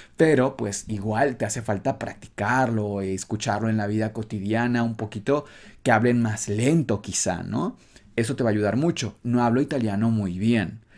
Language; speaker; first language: Spanish; native; Spanish